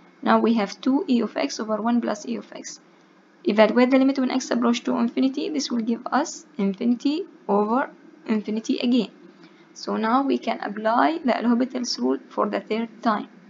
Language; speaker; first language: English; non-native, fluent; Arabic